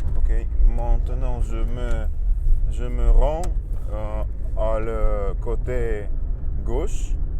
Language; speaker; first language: French; non-native, learner; Russian